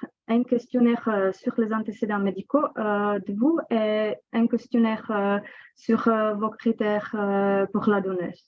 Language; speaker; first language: French; non-native, fluent; Czech